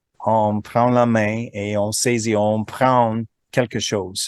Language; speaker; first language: French; non-native, fluent; English